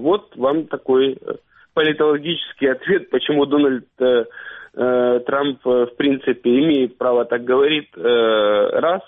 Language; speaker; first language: Russian; native; Russian